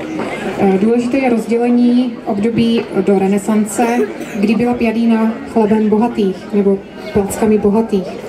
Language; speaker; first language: Czech; native; Czech